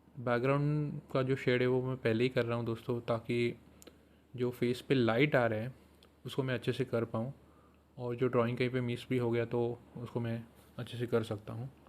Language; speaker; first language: Hindi; non-native, local second language; Marathi